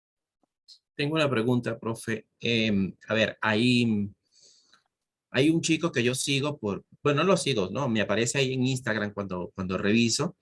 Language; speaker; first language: Spanish; native; Spanish